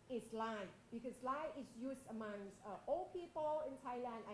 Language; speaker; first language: English; non-native, fluent; Thai